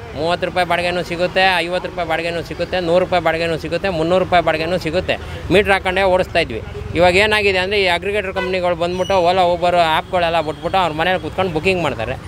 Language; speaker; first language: Kannada; native; Kannada